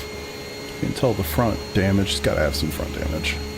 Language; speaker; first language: English; native; English